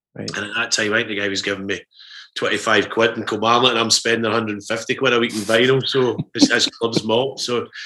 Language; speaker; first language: English; native; English